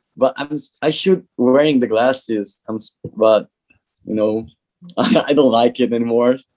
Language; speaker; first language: English; non-native, learner; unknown